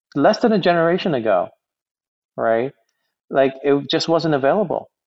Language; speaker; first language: English; native; English